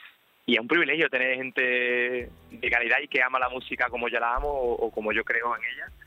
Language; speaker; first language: Spanish; native; Spanish